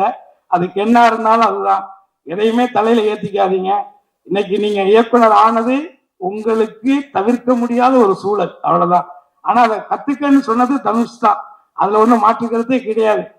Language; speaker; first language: Tamil; native; Tamil